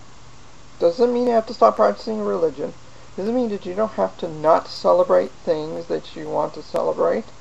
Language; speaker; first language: English; native; English